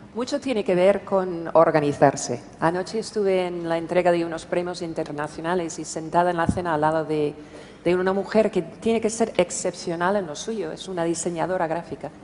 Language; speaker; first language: Spanish; non-native, fluent; English